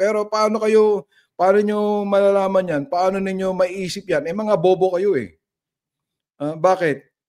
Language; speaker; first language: Filipino; non-native, local second language; Iloko